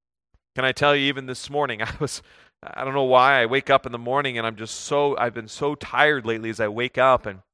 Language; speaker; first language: English; native; English